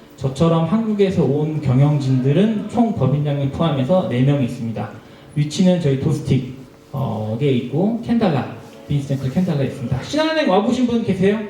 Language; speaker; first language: Korean; native; Korean